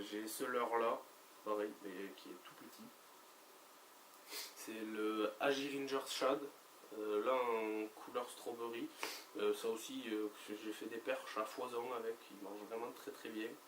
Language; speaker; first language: French; native; French